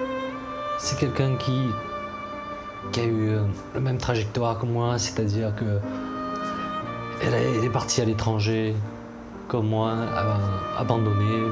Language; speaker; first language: French; early bilingual, other home language; Korean